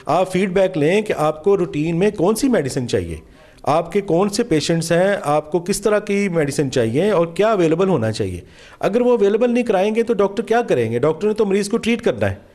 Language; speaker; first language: Urdu; non-native, local second language; Punjabi